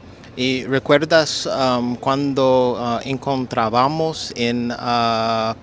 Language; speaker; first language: Spanish; non-native, learner; English